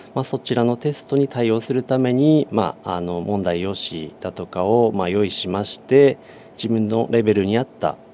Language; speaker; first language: Japanese; native; Japanese